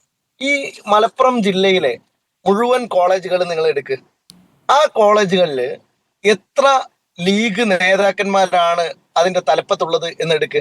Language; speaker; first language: Malayalam; native; Malayalam